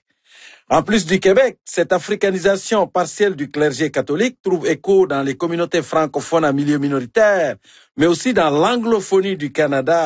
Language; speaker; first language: French; native; French